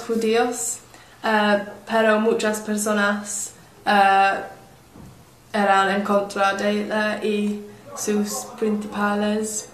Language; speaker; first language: Spanish; non-native, learner; English